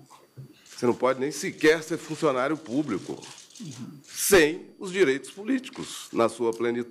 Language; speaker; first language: Portuguese; native; Portuguese